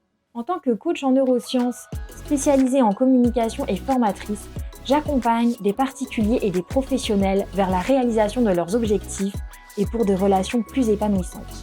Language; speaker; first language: French; native; French